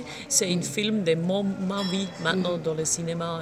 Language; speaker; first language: French; non-native, local second language; German